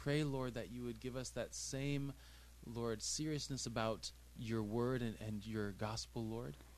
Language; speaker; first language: English; native; English